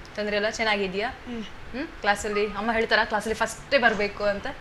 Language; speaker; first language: Kannada; non-native, local second language; Tulu